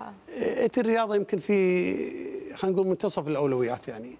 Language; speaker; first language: Arabic; native; Arabic